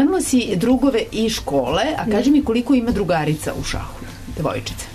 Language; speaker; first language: Serbian; native; Serbian